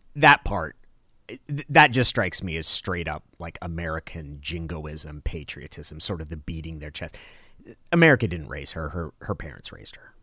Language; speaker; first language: English; early bilingual, other home language; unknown